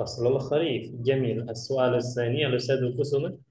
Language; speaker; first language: Arabic; non-native, fluent; Indonesian